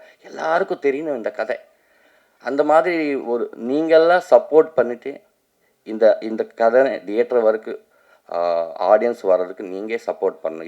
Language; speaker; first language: Tamil; non-native, learner; Telugu